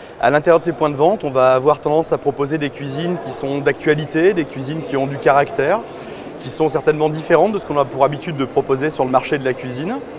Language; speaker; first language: French; native; French